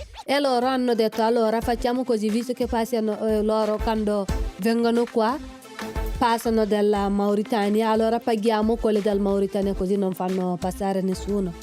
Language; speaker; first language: Italian; non-native, fluent; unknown